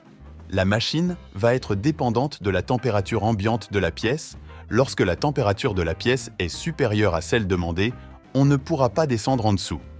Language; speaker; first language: French; native; French